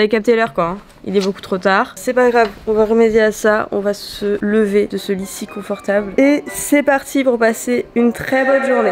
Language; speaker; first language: French; native; French